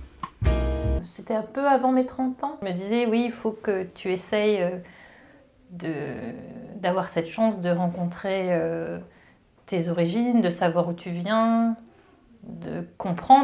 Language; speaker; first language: French; native; French